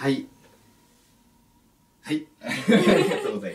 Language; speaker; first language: Japanese; native; Japanese